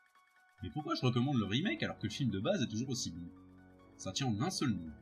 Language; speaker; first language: French; native; French